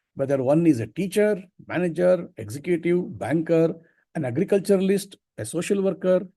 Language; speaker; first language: English; non-native, local second language; Kannada